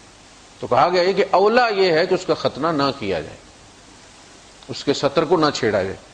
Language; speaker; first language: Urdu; non-native, local second language; Punjabi